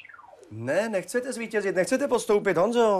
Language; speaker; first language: Czech; native; Czech